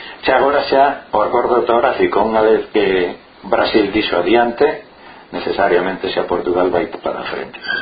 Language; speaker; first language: Galician; non-native, local second language; Spanish